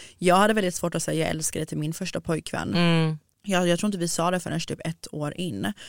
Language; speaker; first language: Swedish; early bilingual, other home language; Persian